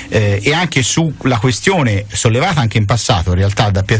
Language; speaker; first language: Italian; native; Italian